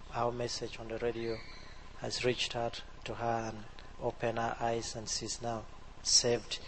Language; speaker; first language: English; non-native, local second language; Acoli